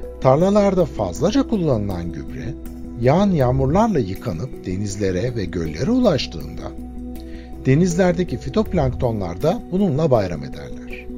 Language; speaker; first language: Turkish; native; Turkish